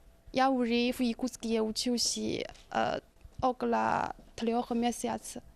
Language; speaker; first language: Russian; non-native, learner; Chinese